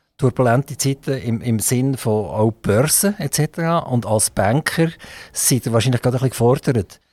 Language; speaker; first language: German; native; German